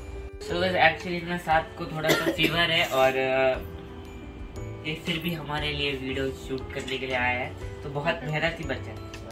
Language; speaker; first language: Hindi; native; Hindi